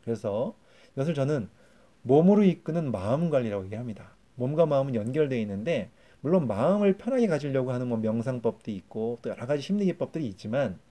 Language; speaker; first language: Korean; native; Korean